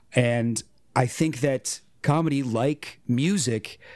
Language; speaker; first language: English; native; English